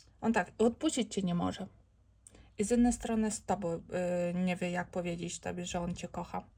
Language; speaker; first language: Polish; non-native, learner; Ukrainian